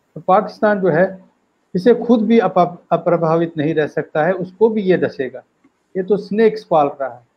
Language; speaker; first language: Hindi; native; Hindi